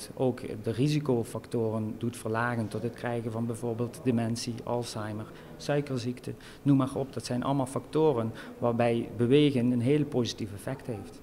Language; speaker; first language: Dutch; native; Dutch